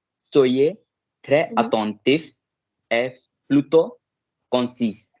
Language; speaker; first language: French; non-native, learner; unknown